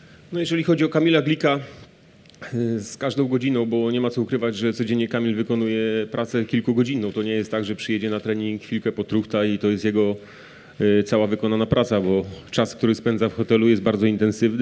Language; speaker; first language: Polish; native; Polish